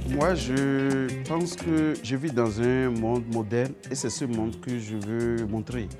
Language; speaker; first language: French; non-native, local second language; Fon